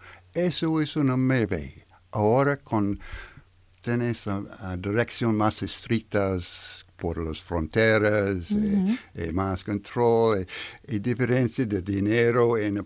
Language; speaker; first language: Spanish; non-native, learner; French